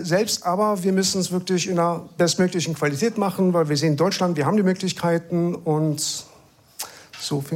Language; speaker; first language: German; early bilingual, other home language; Persian